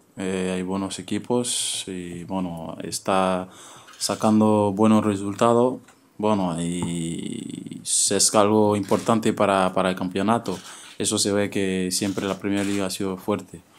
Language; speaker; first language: Spanish; non-native, fluent; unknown